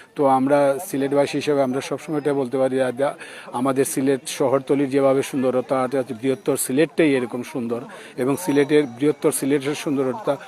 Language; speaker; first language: Bangla; native; Bangla